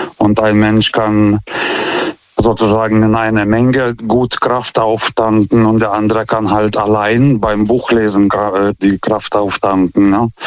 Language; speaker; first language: German; non-native, fluent; Lithuanian